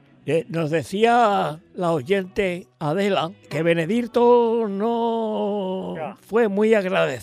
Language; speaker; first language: Spanish; native; Spanish